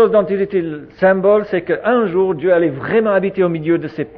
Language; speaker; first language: French; native; French